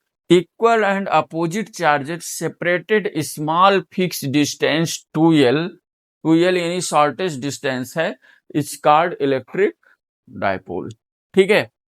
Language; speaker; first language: Hindi; native; Hindi